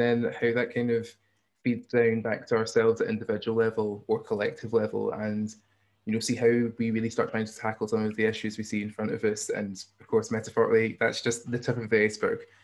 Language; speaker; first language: English; native; English